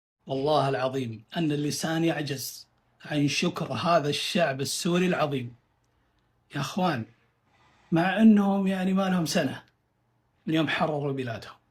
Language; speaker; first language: Arabic; native; Arabic